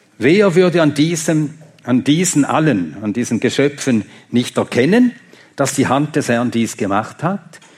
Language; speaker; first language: German; non-native, fluent; Swedish